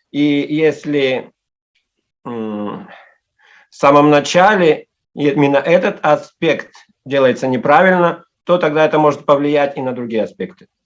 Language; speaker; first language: Russian; native; Russian